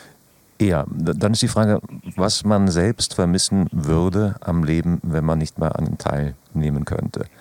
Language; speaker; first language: German; native; German